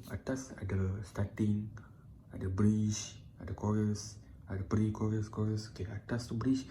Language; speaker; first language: Malay; native; Malay